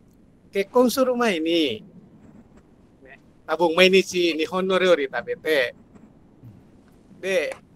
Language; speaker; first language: Japanese; non-native, learner; Indonesian